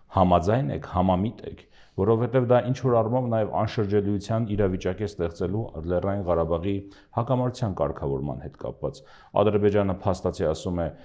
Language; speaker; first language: Armenian; native; Armenian